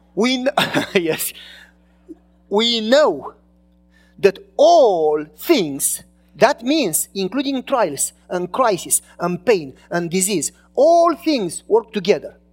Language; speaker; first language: English; non-native, fluent; Romanian